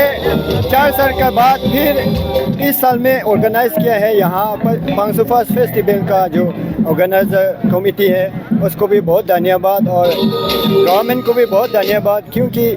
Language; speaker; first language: Hindi; non-native, local second language; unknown